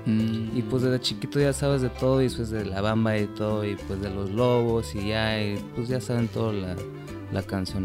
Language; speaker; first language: Spanish; early bilingual, heritage; Spanish